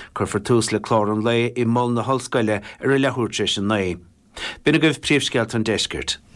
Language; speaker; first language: Irish; native; Irish